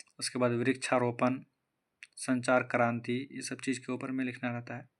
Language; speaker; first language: Hindi; native; Hindi